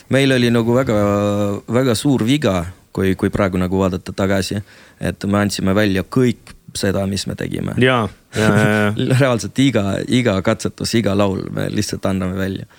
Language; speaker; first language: Estonian; non-native, local second language; Russian